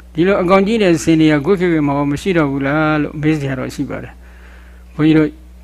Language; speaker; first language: Burmese; native; Burmese